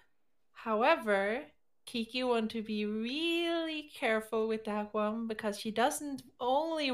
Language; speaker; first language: English; non-native, fluent; Swedish